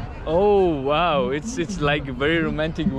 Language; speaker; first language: English; non-native, learner; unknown